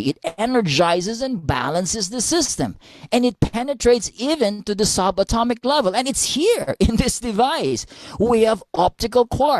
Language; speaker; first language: English; non-native, local second language; Filipino